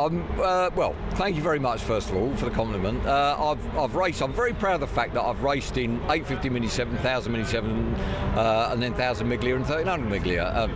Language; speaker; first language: English; native; English